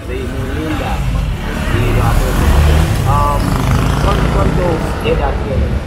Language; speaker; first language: Spanish; non-native, learner; English